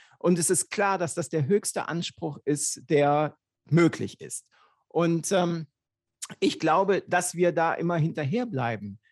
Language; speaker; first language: German; native; German